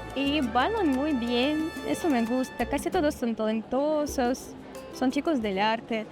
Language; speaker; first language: Spanish; non-native, fluent; Russian